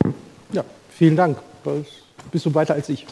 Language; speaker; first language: German; native; German